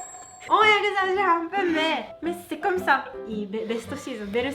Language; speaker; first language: French; non-native, fluent; Japanese